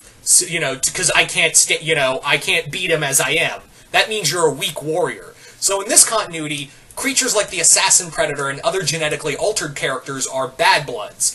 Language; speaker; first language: English; native; English